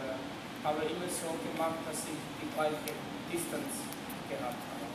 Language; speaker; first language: German; non-native, fluent; Croatian